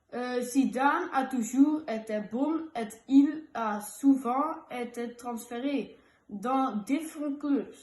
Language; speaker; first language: French; non-native, learner; Dutch